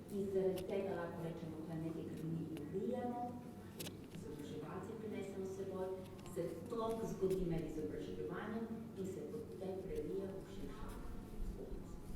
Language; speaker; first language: Slovenian; non-native, fluent; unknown